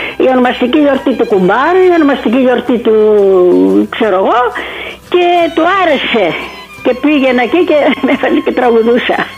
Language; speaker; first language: Greek; native; Greek